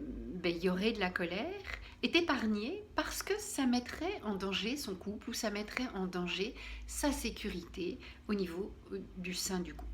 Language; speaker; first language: French; native; French